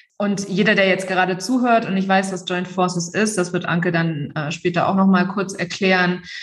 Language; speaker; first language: German; native; German